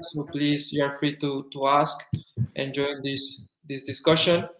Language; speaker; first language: English; non-native, fluent; Spanish